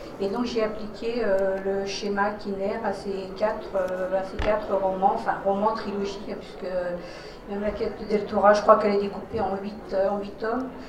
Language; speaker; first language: French; non-native, fluent; Portuguese